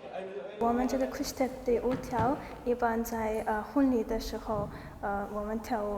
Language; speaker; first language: Chinese; non-native, learner; Turkmen